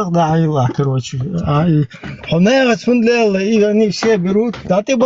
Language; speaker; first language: Russian; native; Russian